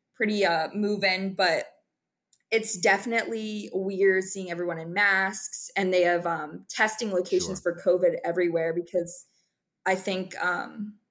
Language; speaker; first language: English; native; English